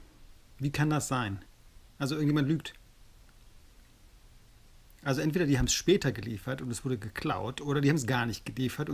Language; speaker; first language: German; native; German